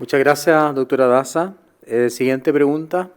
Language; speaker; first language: Spanish; native; Spanish